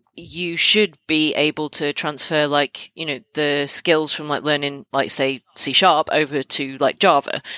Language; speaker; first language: English; native; English